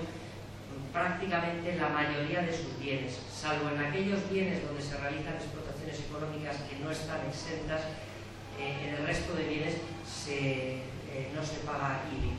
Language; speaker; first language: Spanish; native; Spanish